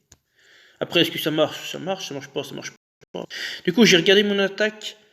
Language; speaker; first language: French; native; French